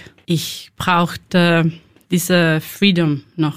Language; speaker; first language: German; non-native, learner; Spanish